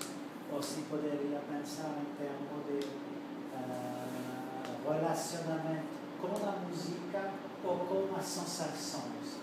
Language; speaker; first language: Portuguese; non-native, learner; French